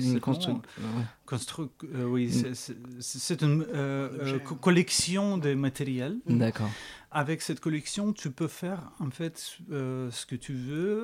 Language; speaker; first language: French; non-native, fluent; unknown